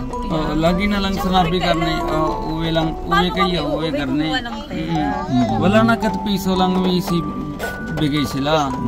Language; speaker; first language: Filipino; non-native, local second language; Punjabi